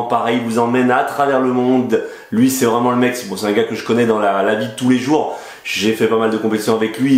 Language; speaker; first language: French; native; French